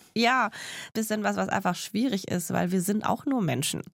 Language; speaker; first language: German; native; German